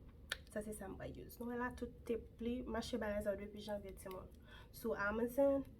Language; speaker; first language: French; non-native, local second language; Haitian Creole